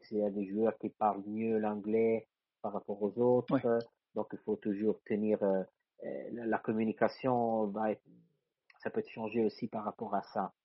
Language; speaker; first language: French; non-native, fluent; Italian